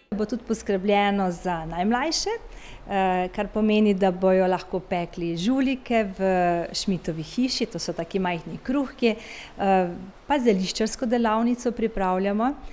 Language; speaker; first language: Slovenian; native; Slovenian